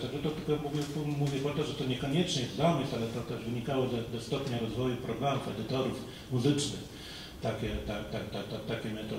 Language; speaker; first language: Polish; native; Polish